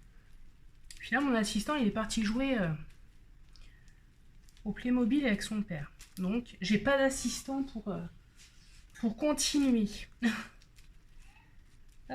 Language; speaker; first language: French; native; French